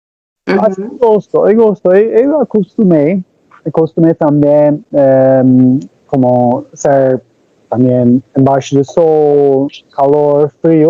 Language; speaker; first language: Portuguese; non-native, learner; Turkish